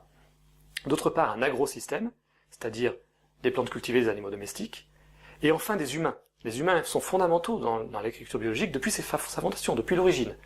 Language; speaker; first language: French; native; French